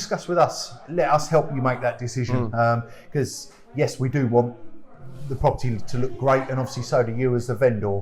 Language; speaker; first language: English; native; English